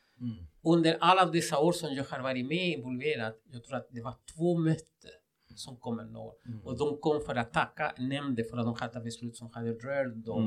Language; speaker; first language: Swedish; non-native, fluent; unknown